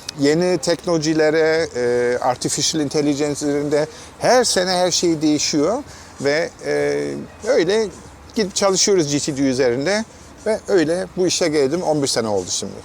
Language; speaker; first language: Turkish; non-native, fluent; German